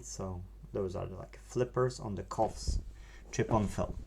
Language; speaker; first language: English; non-native, fluent; Polish